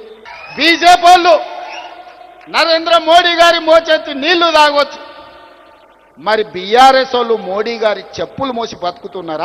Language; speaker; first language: Telugu; native; Telugu